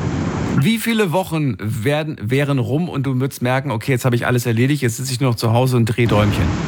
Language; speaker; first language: German; native; German